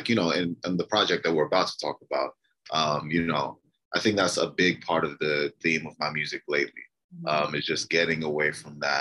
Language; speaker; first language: English; native; English